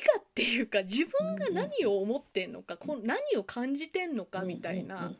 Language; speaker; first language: Japanese; early bilingual, heritage; Japanese